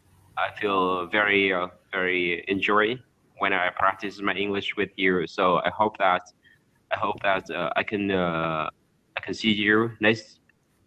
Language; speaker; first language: English; non-native, learner; Vietnamese